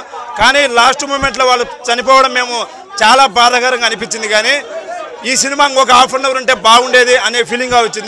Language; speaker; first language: Telugu; native; Telugu